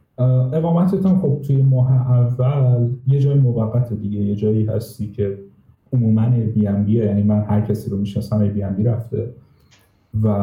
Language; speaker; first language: Persian; native; Persian